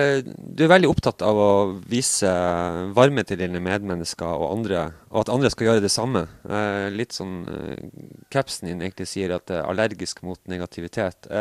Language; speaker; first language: Norwegian; native; Norwegian